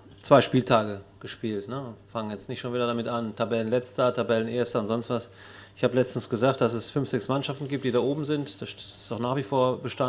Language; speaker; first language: German; native; German